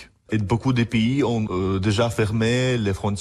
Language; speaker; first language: French; non-native, fluent; Russian